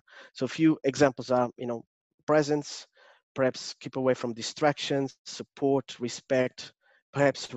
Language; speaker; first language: English; non-native, fluent; Portuguese